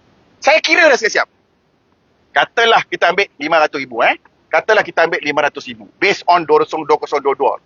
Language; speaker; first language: Malay; native; Malay